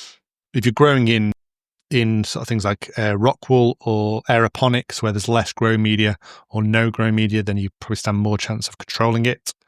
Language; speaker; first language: English; native; English